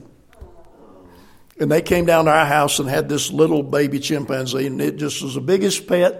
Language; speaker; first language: English; native; English